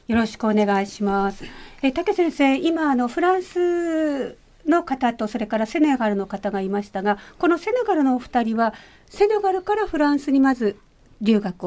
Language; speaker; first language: Japanese; native; Japanese